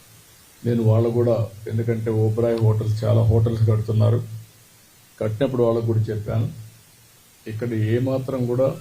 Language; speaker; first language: Telugu; native; Telugu